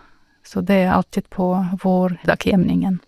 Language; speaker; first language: Swedish; non-native, learner; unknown